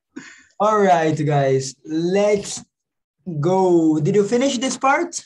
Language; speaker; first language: English; non-native, learner; Portuguese